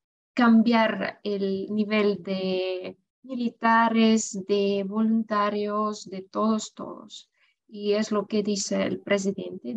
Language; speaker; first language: Spanish; non-native, fluent; Russian